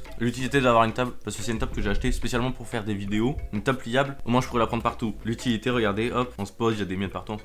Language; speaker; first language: French; native; French